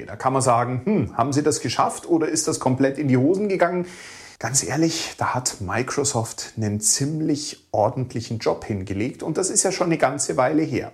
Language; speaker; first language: German; native; German